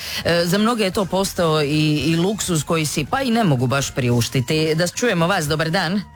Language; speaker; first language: Serbian; native; Serbian